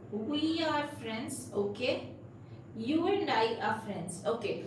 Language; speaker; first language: English; non-native, local second language; Tamil